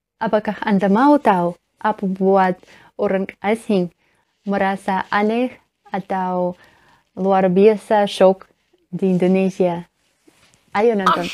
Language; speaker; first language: Indonesian; non-native, learner; Russian